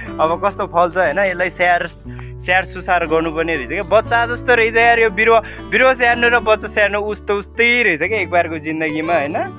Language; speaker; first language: Nepali; non-native, local second language; Eastern Tamang